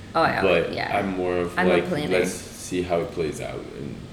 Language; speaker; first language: English; non-native, fluent; Portuguese